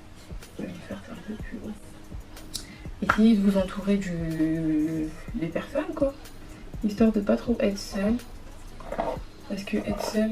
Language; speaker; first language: French; native; French